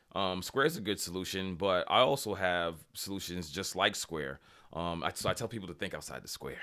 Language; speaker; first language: English; native; English